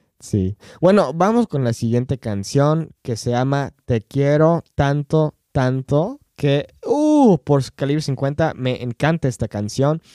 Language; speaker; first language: Spanish; non-native, fluent; English